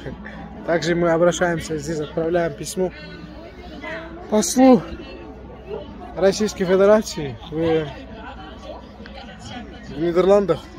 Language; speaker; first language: Russian; non-native, fluent; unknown